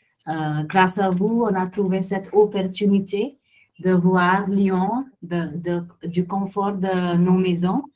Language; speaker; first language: French; non-native, fluent; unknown